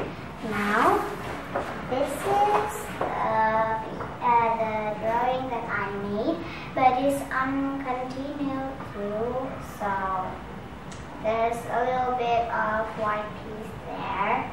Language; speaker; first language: English; non-native, learner; Indonesian